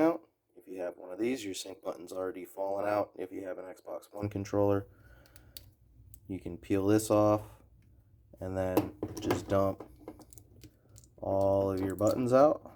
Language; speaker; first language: English; native; English